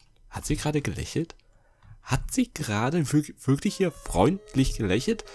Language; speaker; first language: German; native; German